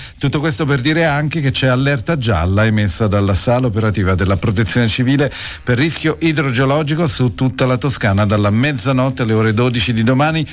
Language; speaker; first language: Italian; native; Italian